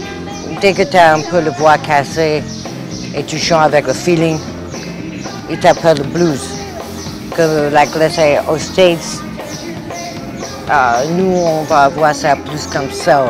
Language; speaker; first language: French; non-native, fluent; English